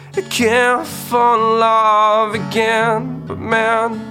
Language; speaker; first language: English; native; English